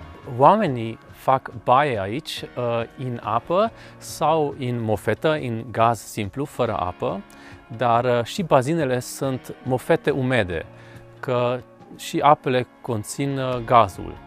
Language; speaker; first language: Romanian; non-native, local second language; Hungarian